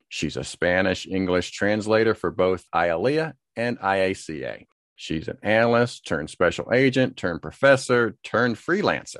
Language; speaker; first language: English; native; English